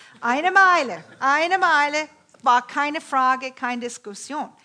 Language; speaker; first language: German; non-native, fluent; English